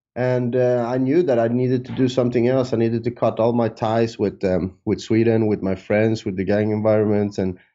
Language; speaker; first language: English; early bilingual, other home language; Spanish